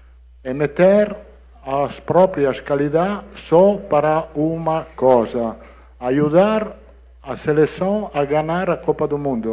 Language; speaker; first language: Portuguese; non-native, learner; Italian